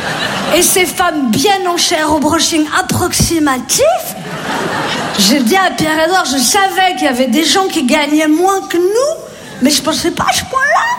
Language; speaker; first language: French; native; French